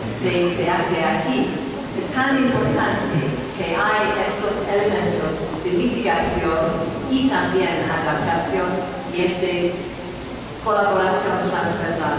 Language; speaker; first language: Spanish; non-native, fluent; English